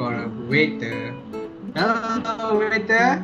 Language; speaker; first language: English; non-native, learner; Malay